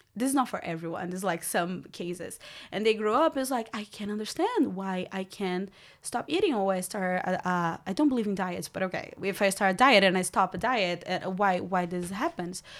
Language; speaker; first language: English; non-native, fluent; Portuguese